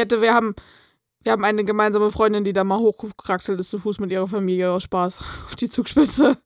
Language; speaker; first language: German; native; German